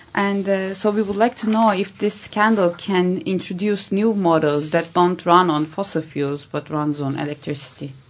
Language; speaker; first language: English; non-native, fluent; Turkish